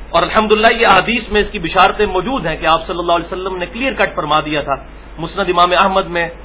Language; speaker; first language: Urdu; non-native, local second language; Punjabi